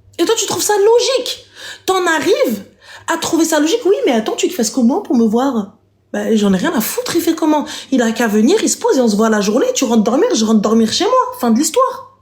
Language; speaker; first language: French; native; French